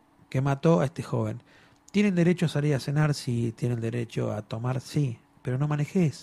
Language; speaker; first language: Spanish; native; Spanish